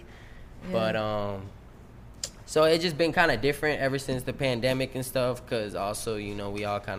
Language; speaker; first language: English; early bilingual, other home language; Spanish